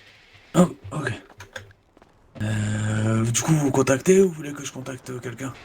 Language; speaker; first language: French; native; French